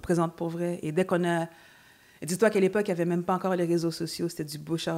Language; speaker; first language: French; native; French